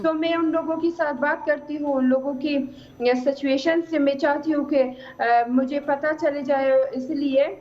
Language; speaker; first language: Hindi; non-native, fluent; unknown